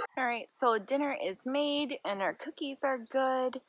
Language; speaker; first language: English; native; English